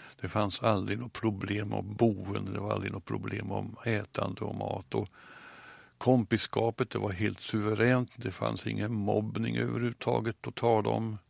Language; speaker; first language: Swedish; native; Swedish